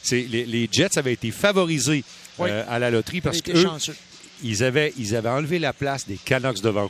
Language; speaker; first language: French; native; French